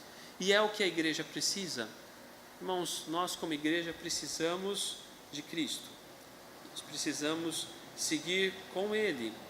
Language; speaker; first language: Portuguese; native; Portuguese